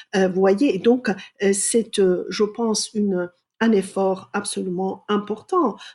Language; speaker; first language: French; non-native, fluent; Persian